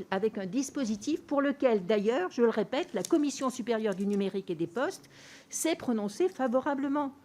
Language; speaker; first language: French; native; French